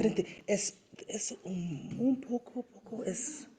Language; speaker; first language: Spanish; non-native, learner; English